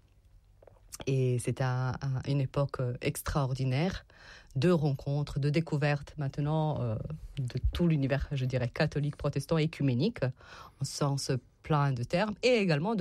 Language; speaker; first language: French; non-native, fluent; Serbian